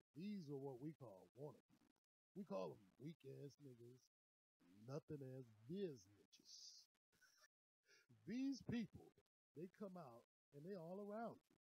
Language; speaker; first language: English; native; English